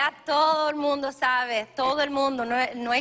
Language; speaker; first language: Spanish; early bilingual, other home language; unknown